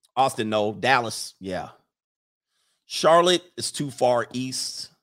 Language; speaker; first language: English; native; English